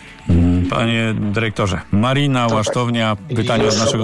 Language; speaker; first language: Polish; native; Polish